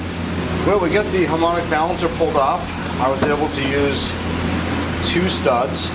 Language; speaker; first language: English; native; English